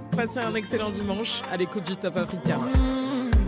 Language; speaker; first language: French; native; French